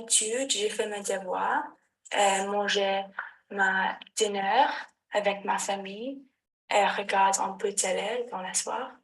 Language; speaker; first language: French; non-native, learner; English